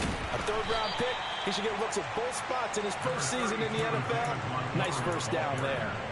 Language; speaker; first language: English; native; English